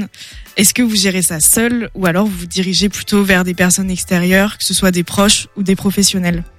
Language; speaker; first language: French; native; French